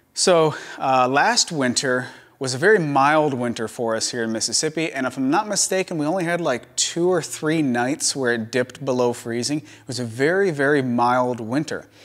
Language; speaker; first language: English; native; English